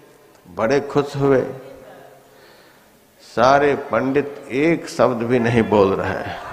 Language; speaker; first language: Hindi; native; Hindi